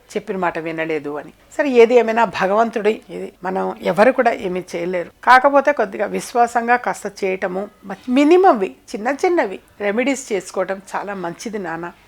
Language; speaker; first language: Telugu; native; Telugu